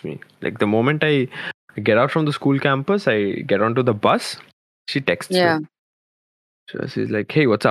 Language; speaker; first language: English; non-native, local second language; Bangla